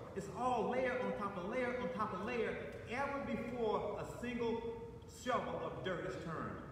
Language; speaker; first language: English; native; English